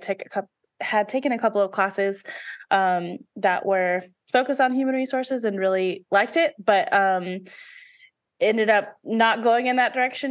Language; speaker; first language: English; native; English